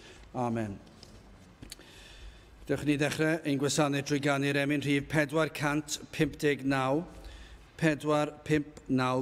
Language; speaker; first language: Welsh; native; Welsh